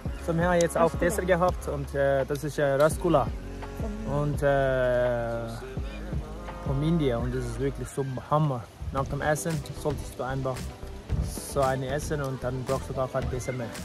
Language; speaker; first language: German; non-native, learner; Tibetan